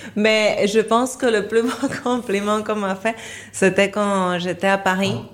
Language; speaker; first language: French; non-native, fluent; Spanish